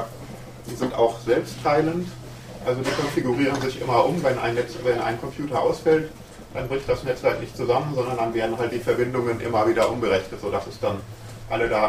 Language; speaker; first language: German; native; German